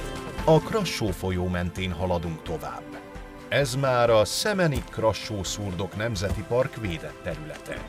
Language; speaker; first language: Hungarian; native; Hungarian